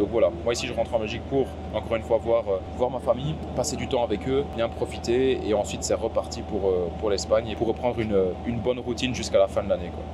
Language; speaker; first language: French; native; French